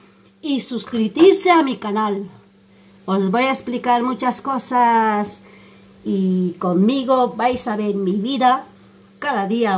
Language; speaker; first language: Spanish; non-native, fluent; Armenian